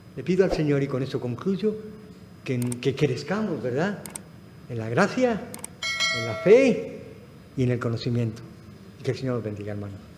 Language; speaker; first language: Spanish; non-native, fluent; Arabic